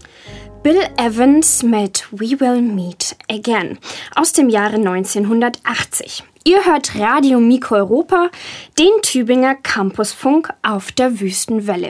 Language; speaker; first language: German; native; German